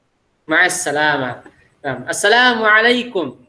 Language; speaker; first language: Arabic; non-native, fluent; Indonesian